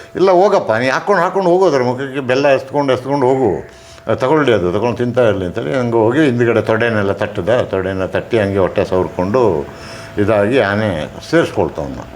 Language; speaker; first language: Kannada; non-native, local second language; Kodava